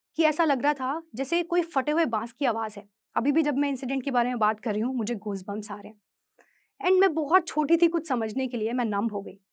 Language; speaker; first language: Hindi; native; Hindi